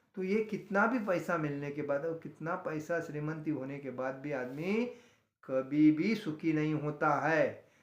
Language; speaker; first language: Hindi; non-native, local second language; Marathi